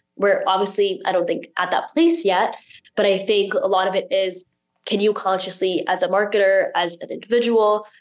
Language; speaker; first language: English; early bilingual, other home language; Urdu